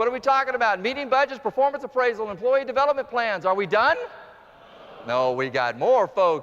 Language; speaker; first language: English; native; English